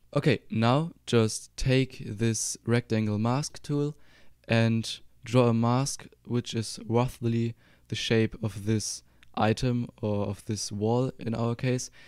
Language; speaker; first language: English; non-native, fluent; German